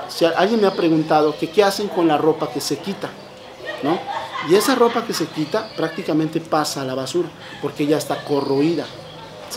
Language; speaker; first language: Spanish; native; Spanish